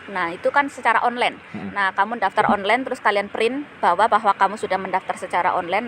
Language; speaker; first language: Indonesian; native; Indonesian